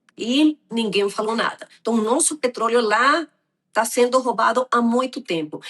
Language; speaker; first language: Portuguese; non-native, fluent; Spanish